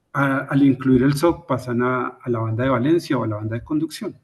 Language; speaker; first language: Spanish; native; Spanish